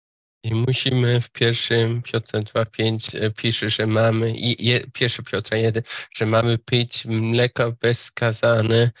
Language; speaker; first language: Polish; non-native, fluent; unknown